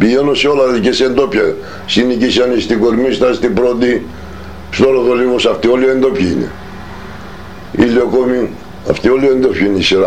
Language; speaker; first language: Greek; non-native, local second language; Turkish